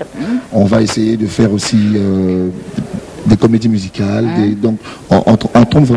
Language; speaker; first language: French; non-native, local second language; Lingala